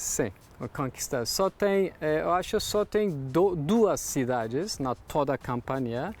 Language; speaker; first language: Portuguese; non-native, learner; Turkish